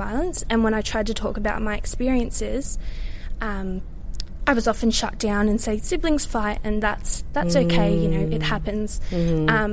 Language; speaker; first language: English; native; English